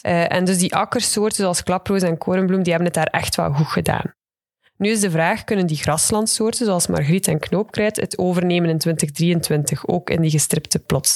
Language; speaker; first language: Dutch; native; Dutch